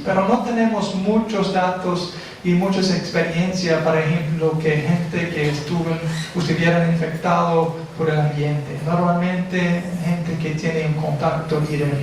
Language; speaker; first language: Spanish; non-native, fluent; English